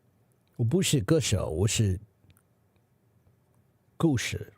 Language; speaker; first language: Chinese; non-native, learner; English